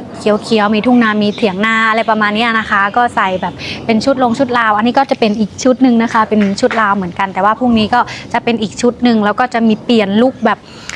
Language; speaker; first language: Thai; non-native, fluent; Lao